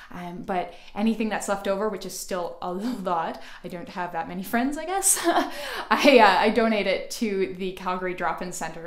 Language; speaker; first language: English; native; English